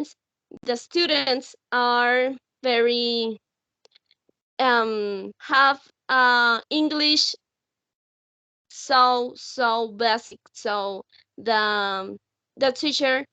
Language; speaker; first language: English; non-native, learner; Spanish